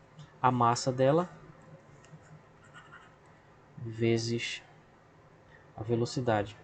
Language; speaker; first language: Portuguese; native; Portuguese